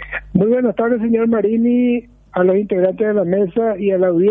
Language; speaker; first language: Spanish; native; Spanish